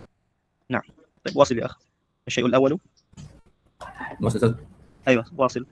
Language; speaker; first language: Arabic; non-native, fluent; Indonesian